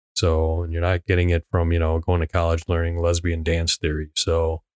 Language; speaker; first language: English; non-native, local second language; Cantonese